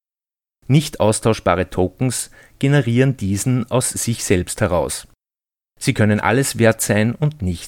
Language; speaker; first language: German; native; German